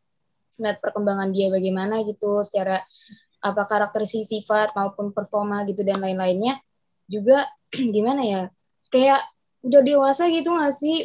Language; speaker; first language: Indonesian; native; Indonesian